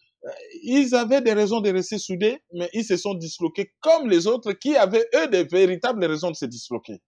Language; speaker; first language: French; non-native, local second language; Lingala